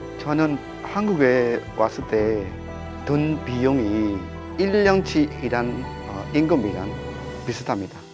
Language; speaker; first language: Korean; non-native, fluent; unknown